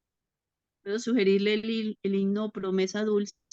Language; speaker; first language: Spanish; native; Spanish